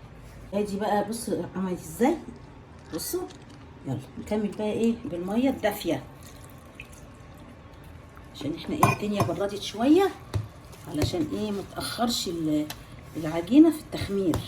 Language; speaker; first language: Arabic; native; Arabic